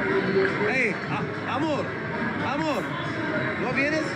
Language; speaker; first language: Spanish; non-native, learner; Portuguese